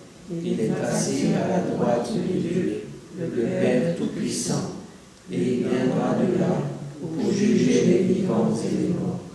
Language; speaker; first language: French; native; French